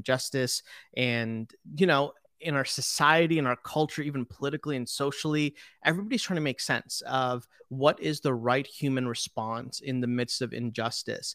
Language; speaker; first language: English; early bilingual, other home language; Telugu